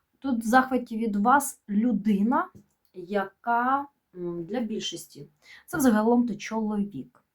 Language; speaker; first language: Ukrainian; non-native, local second language; Russian